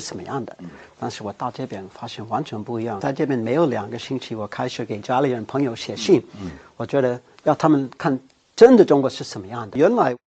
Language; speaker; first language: Chinese; non-native, fluent; English